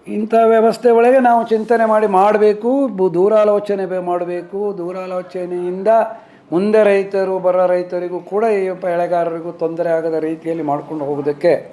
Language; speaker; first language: Kannada; non-native, local second language; Kodava